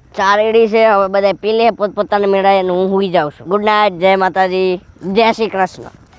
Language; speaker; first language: Gujarati; native; Gujarati